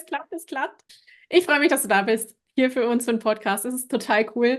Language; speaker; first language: German; native; German